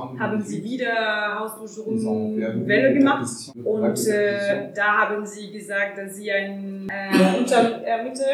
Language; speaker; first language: German; non-native, learner; French